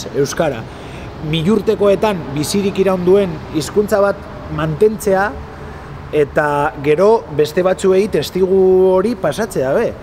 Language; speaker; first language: Basque; non-native, local second language; Spanish